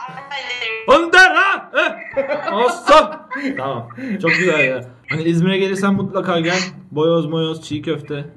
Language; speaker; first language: Turkish; native; Turkish